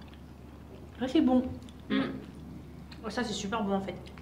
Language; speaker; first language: French; native; French